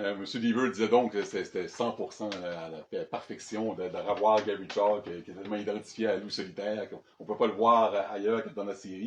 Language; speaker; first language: French; native; French